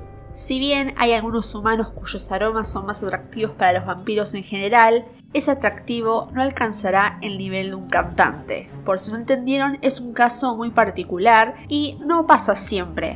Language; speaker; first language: Spanish; native; Spanish